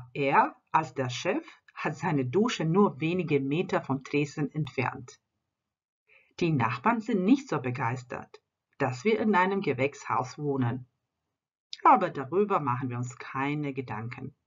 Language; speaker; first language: German; non-native, fluent; Croatian